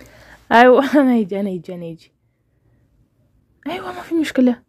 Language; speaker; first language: Arabic; non-native, learner; Oromo